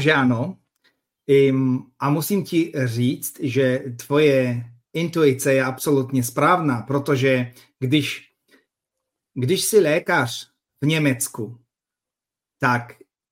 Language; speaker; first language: Czech; non-native, fluent; Polish